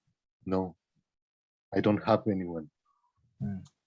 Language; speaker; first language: English; non-native, learner; Spanish